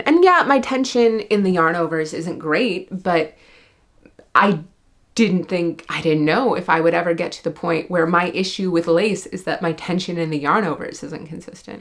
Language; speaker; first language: English; native; English